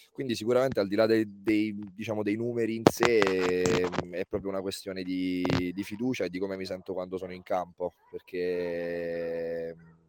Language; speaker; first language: Italian; native; Italian